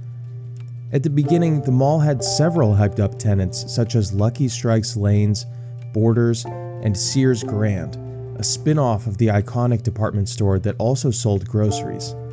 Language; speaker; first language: English; native; English